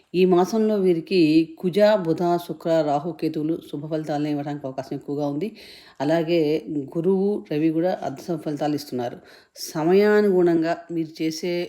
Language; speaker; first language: Telugu; native; Telugu